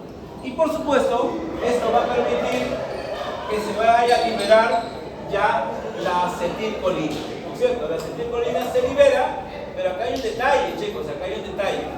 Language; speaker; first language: Spanish; native; Spanish